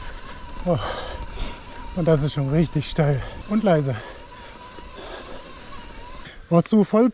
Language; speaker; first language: German; native; German